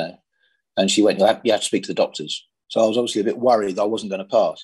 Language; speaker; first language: English; native; English